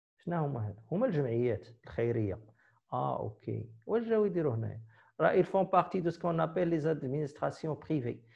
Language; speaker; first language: French; non-native, local second language; Arabic